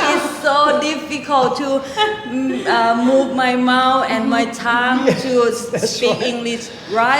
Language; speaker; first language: English; non-native, local second language; Thai